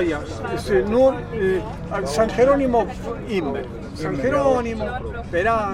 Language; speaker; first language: German; early bilingual, heritage; Spanish